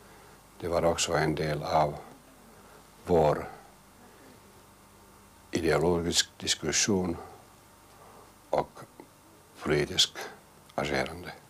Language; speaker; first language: Swedish; non-native, local second language; Finnish